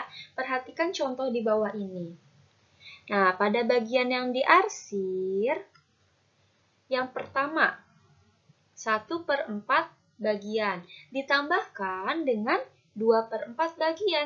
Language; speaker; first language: Indonesian; native; Indonesian